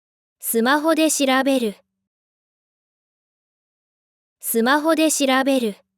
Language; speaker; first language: Japanese; native; Japanese